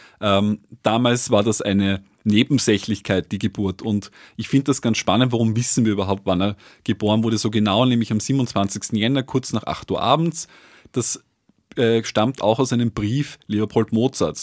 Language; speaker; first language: German; native; German